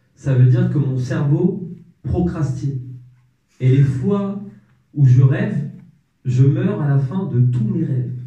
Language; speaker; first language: French; non-native, local second language; Arabic